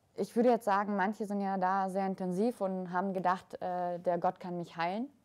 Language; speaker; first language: German; early bilingual, other home language; Russian